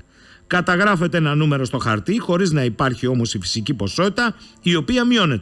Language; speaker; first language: Greek; native; Greek